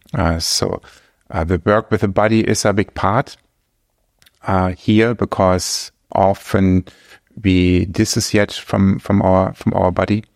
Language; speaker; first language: English; non-native, fluent; German